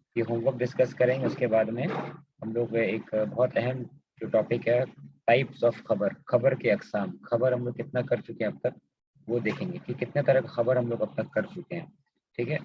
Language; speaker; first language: Urdu; native; Urdu